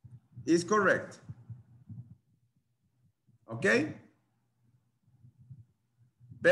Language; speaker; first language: English; non-native, fluent; Spanish